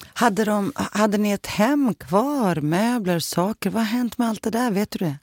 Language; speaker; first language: Swedish; early bilingual, other home language; Greek